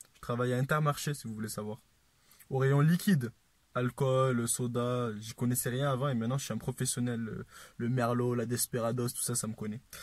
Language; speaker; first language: French; native; French